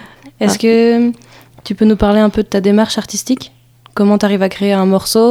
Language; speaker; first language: French; native; French